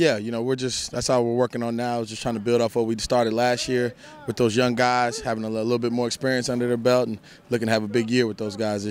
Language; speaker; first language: English; native; English